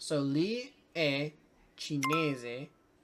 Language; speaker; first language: Italian; non-native, learner; English